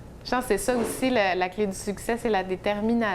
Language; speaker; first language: French; native; French